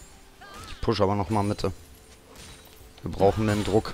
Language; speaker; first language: German; native; German